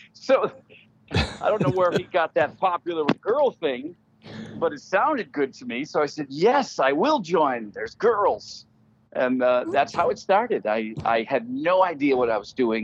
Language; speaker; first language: English; native; English